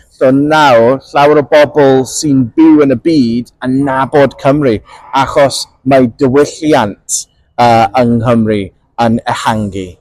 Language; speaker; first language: Welsh; non-native, local second language; English